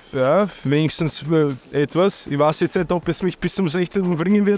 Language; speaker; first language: German; non-native, local second language; Serbian